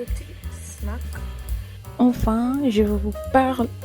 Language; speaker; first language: French; non-native, learner; English